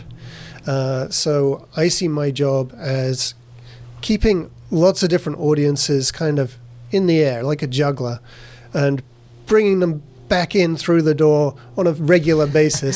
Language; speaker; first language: English; native; English